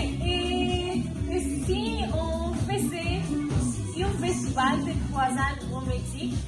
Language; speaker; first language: French; non-native, learner; Spanish